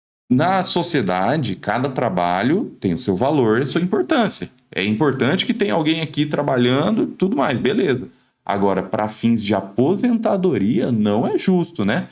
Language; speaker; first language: Portuguese; native; Portuguese